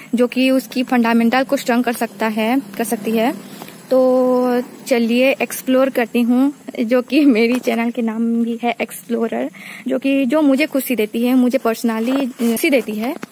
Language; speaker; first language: Hindi; non-native, local second language; Odia